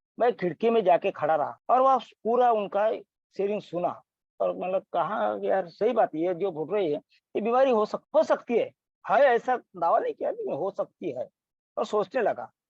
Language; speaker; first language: Hindi; non-native, local second language; Marathi